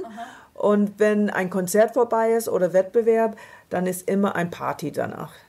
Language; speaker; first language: German; non-native, fluent; English